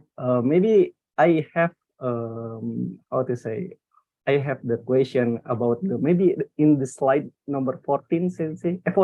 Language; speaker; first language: English; non-native, learner; Indonesian